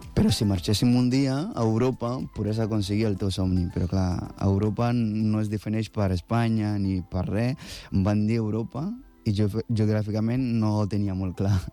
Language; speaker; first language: Catalan; non-native, fluent; Akan